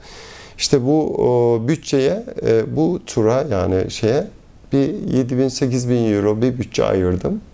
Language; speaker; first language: Turkish; early bilingual, heritage; Turkish